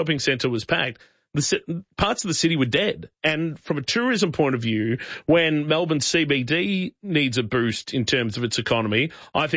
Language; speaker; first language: English; native; English